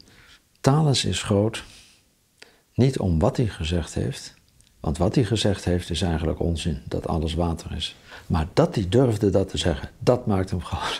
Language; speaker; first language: Dutch; native; Dutch